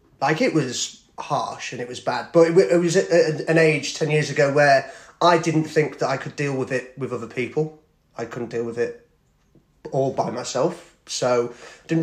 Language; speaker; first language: English; native; English